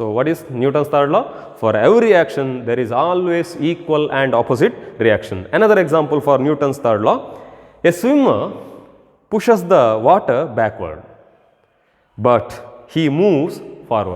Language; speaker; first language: English; non-native, local second language; Kannada